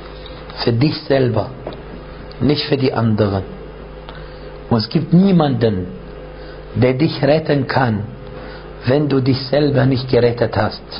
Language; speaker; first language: German; non-native, fluent; Arabic